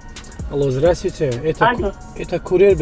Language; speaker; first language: Russian; non-native, fluent; Tajik